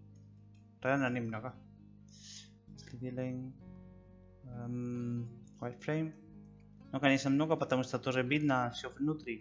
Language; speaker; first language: Russian; non-native, learner; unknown